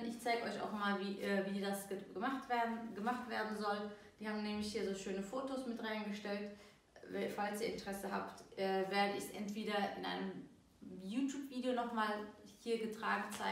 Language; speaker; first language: German; early bilingual, other home language; Turkish